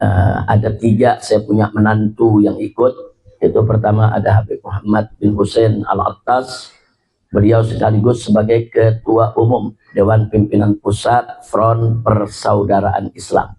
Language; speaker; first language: Indonesian; native; Indonesian